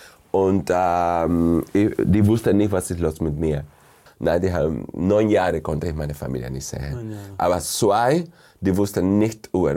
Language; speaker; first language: German; non-native, fluent; Spanish